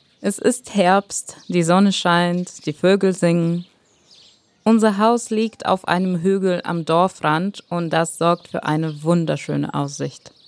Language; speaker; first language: German; non-native, fluent; Bulgarian